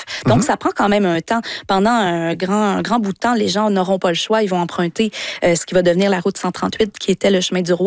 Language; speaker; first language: French; native; French